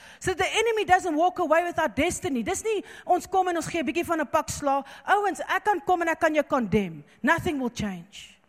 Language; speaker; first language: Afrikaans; non-native, local second language; English